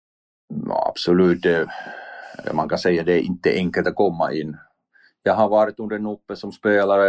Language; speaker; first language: Swedish; non-native, learner; Finnish